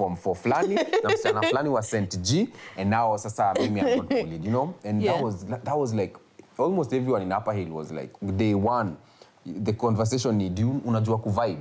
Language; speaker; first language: English; non-native, local second language; Swahili